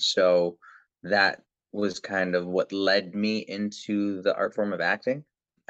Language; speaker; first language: English; native; English